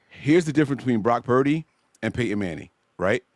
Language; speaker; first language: English; native; English